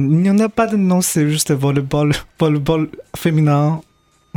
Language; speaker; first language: French; non-native, fluent; Chinese